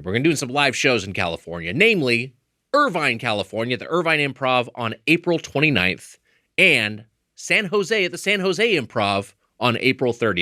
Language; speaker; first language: English; native; English